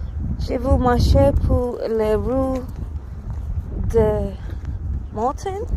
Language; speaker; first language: French; non-native, learner; Spanish